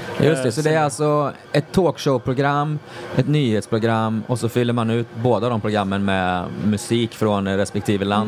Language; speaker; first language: Swedish; native; Swedish